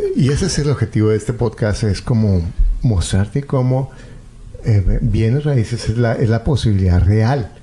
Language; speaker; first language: Spanish; native; Spanish